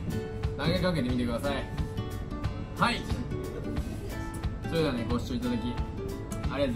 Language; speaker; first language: Japanese; native; Japanese